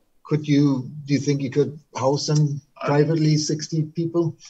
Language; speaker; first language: English; non-native, fluent; German